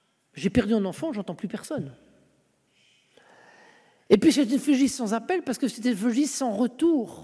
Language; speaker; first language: French; native; French